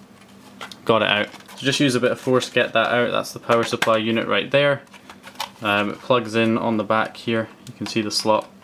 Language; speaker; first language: English; native; English